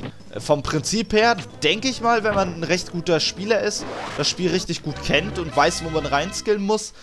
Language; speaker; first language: German; native; German